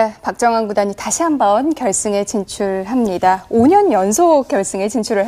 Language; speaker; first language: Korean; native; Korean